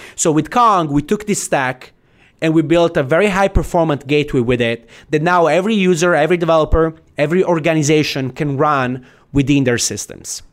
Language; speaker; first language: English; non-native, fluent; Italian